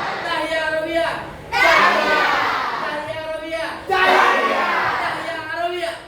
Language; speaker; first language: Arabic; non-native, learner; Indonesian